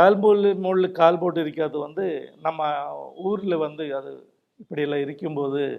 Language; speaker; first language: Tamil; non-native, local second language; Malayalam